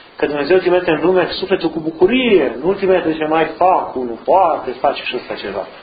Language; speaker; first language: Romanian; native; Romanian